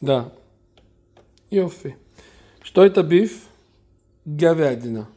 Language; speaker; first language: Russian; early bilingual, heritage; Russian